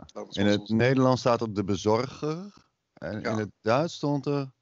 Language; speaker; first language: Dutch; native; Dutch